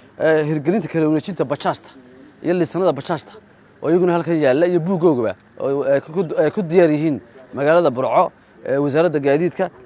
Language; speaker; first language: Somali; native; Somali